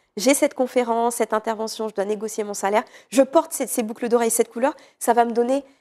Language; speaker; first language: French; native; French